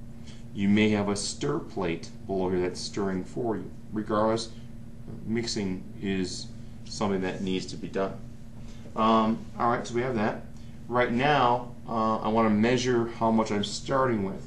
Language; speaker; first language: English; native; English